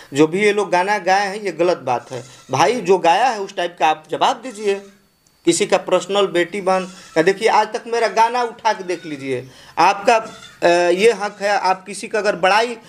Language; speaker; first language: Hindi; native; Hindi